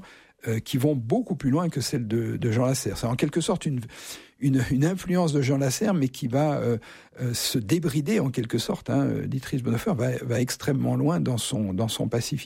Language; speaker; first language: French; native; French